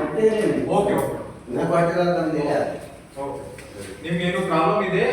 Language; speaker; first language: Kannada; non-native, local second language; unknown